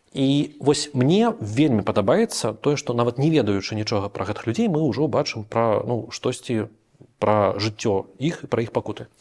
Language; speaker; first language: Belarusian; non-native, local second language; Russian